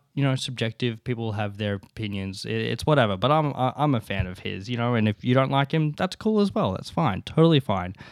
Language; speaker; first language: English; native; English